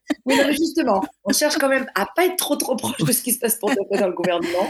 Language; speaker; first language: French; native; French